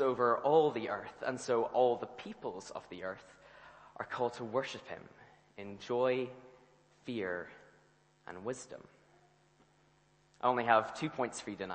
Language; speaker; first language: English; native; English